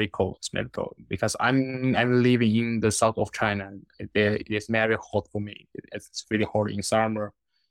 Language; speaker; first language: English; non-native, learner; Chinese